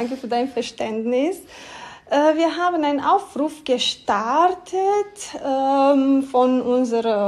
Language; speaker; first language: German; non-native, learner; Romanian